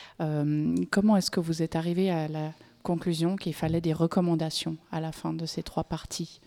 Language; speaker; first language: French; native; French